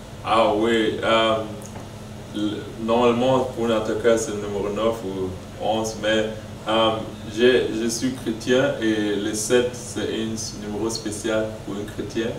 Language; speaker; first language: French; non-native, learner; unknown